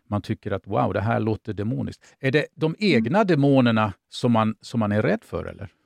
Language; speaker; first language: Swedish; native; Swedish